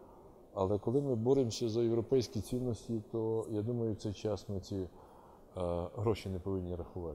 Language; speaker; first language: Ukrainian; native; Ukrainian